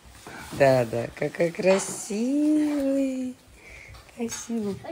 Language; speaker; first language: Russian; native; Russian